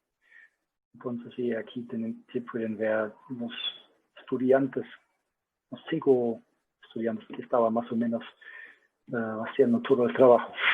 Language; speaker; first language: Spanish; non-native, learner; German